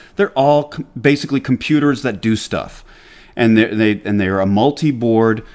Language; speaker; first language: English; native; English